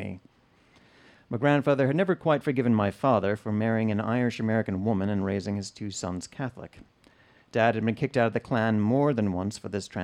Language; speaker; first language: English; native; English